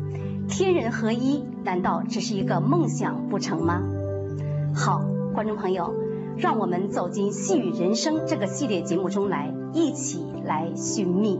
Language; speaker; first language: Chinese; native; Chinese